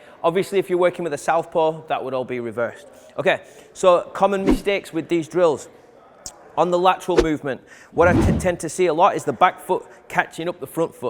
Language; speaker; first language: English; native; English